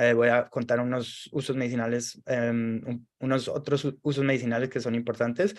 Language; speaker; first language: Spanish; non-native, learner; English